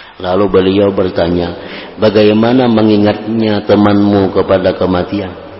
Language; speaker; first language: Indonesian; non-native, local second language; Banjar